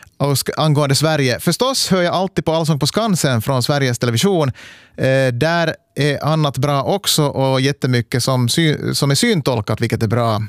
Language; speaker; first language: Swedish; native; Swedish